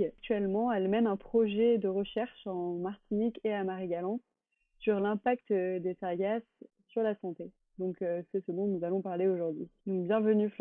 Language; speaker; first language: French; native; French